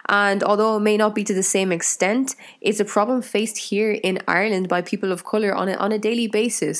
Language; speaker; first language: English; native; English